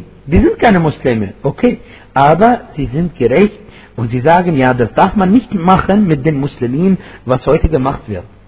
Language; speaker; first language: German; non-native, fluent; Arabic